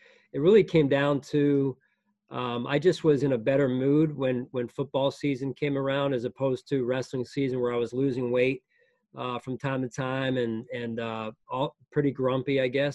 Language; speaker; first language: English; native; English